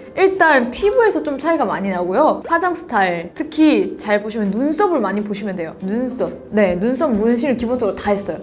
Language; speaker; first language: Korean; native; Korean